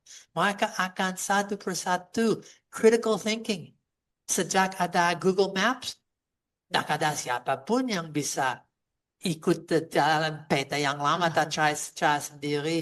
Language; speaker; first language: Indonesian; non-native, fluent; English